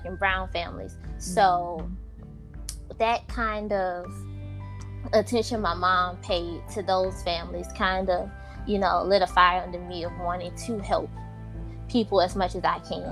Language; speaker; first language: English; native; English